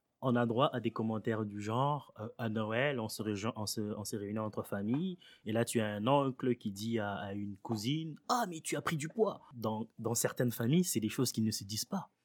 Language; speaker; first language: French; early bilingual, other home language; Swahili